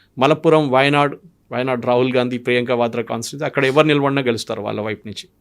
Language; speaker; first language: Telugu; non-native, local second language; Malayalam